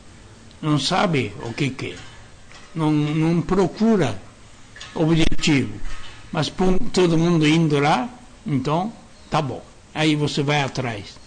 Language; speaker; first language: Portuguese; non-native, learner; Japanese